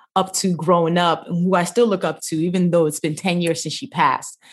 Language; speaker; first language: English; early bilingual, other home language; Yoruba